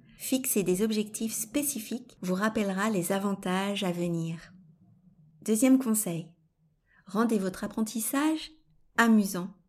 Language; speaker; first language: French; native; French